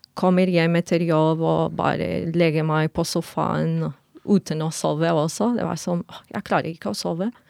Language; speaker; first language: Norwegian; non-native, fluent; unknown